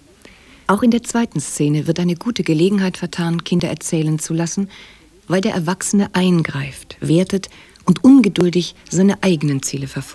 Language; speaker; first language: German; native; German